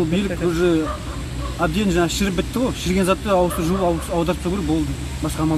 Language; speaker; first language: Kazakh; native; Kazakh